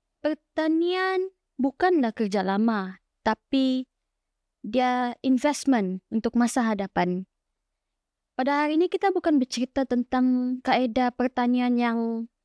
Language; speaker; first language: Malay; native; Malay